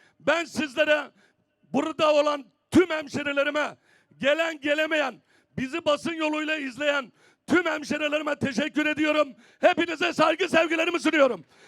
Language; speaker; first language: Turkish; native; Turkish